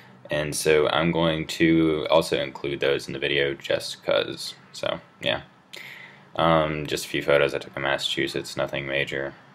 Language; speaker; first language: English; native; English